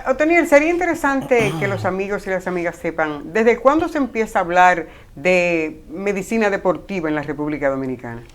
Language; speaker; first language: Spanish; native; Spanish